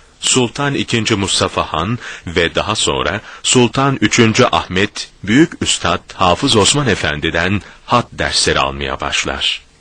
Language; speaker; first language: Turkish; native; Turkish